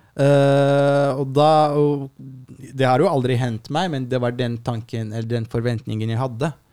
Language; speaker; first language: Norwegian; non-native, fluent; Arabic